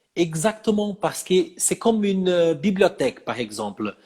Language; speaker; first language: French; non-native, fluent; Portuguese